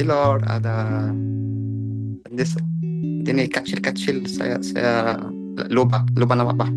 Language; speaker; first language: Indonesian; non-native, learner; Arabic